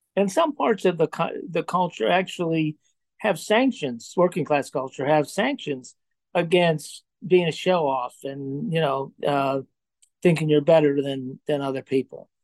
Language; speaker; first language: English; native; English